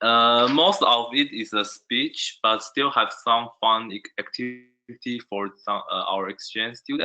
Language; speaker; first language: English; non-native, learner; Chinese